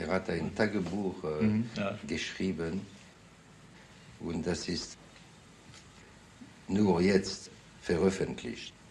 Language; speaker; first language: German; non-native, fluent; French